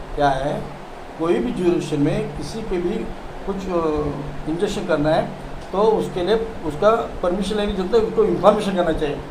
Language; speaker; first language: Hindi; non-native, local second language; Marathi